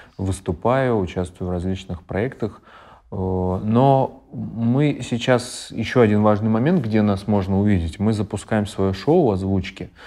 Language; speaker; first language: Russian; native; Russian